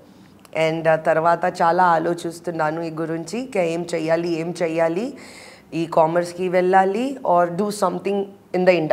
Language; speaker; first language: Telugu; non-native, learner; Hindi